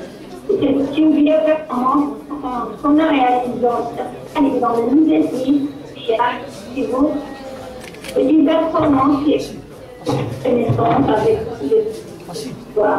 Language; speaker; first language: French; non-native, local second language; Arabic